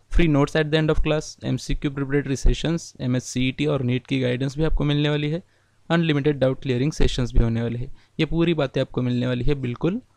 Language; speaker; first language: Hindi; non-native, local second language; Marathi